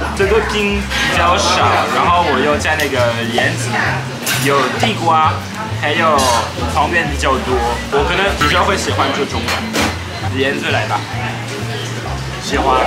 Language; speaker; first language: Chinese; non-native, fluent; French